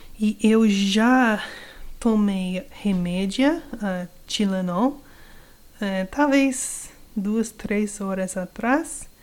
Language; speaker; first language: Portuguese; non-native, learner; English